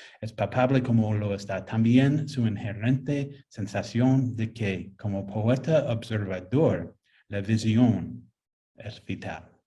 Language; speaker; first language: Spanish; non-native, fluent; English